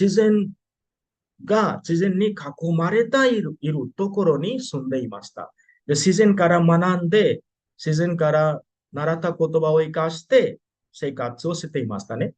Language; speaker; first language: Japanese; non-native, fluent; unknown